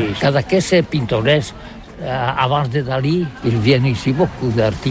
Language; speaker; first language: French; non-native, learner; Catalan